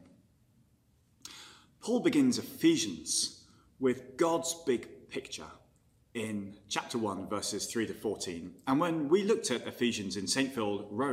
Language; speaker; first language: English; native; English